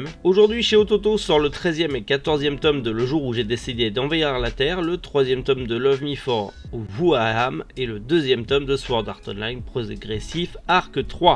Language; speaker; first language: French; native; French